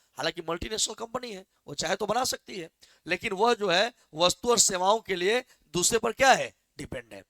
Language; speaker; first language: Hindi; native; Hindi